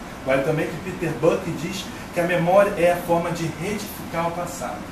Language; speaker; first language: Portuguese; native; Portuguese